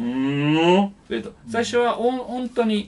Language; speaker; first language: Japanese; non-native, learner; Italian